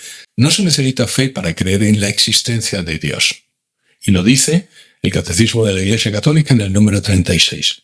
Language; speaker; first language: Spanish; native; Spanish